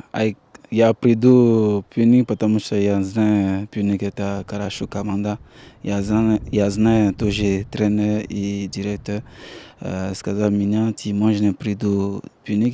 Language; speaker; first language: Russian; non-native, learner; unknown